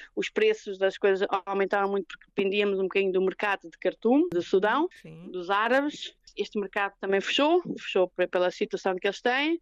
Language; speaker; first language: Portuguese; native; Portuguese